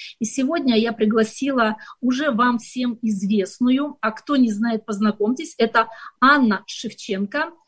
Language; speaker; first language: Russian; native; Russian